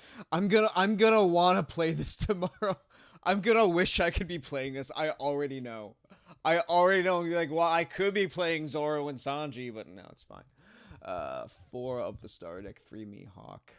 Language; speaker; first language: English; native; English